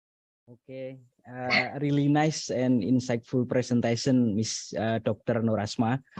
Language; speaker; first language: English; non-native, learner; Indonesian